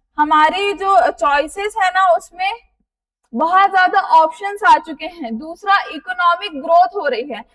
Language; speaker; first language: Hindi; native; Hindi